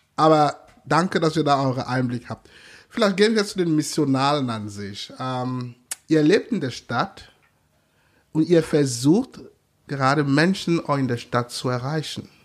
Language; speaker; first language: German; non-native, fluent; English